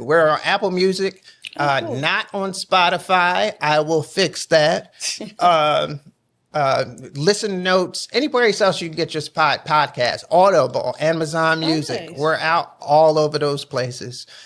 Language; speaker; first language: English; native; English